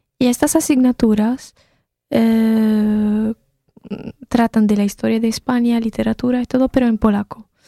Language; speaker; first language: Spanish; non-native, fluent; Arabic